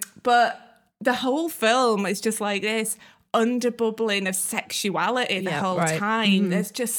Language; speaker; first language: English; native; English